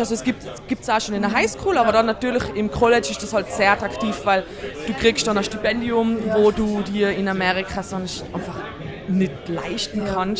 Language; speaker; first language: German; native; German